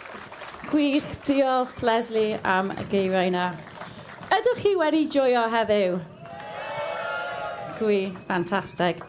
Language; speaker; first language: Welsh; non-native, learner; English